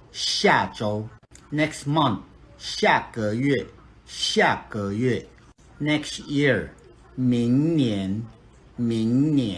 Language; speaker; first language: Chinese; non-native, fluent; Filipino